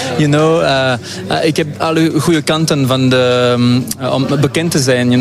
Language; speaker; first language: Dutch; non-native, local second language; French